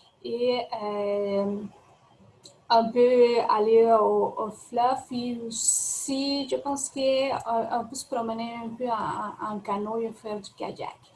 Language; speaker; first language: French; non-native, fluent; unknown